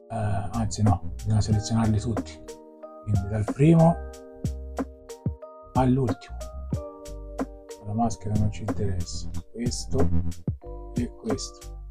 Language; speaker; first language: Italian; native; Italian